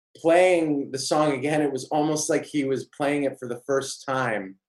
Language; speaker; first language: English; native; English